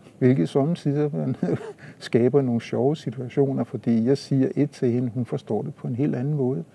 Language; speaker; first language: Danish; native; Danish